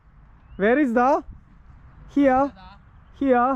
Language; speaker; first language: German; non-native, fluent; Polish